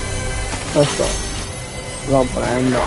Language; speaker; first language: Italian; native; Italian